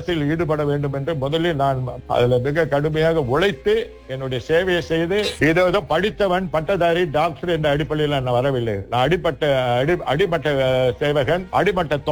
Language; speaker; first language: Tamil; early bilingual, heritage; Tamil